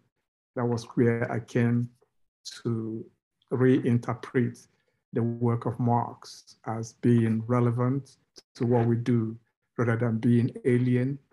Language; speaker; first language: English; non-native, local second language; Igbo